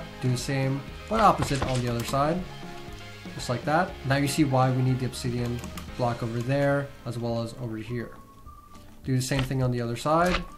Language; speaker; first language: English; native; English